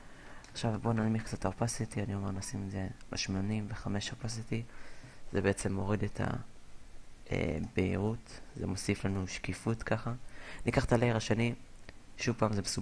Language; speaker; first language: Hebrew; native; Hebrew